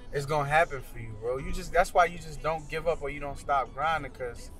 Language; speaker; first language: English; early bilingual, other home language; Haitian Creole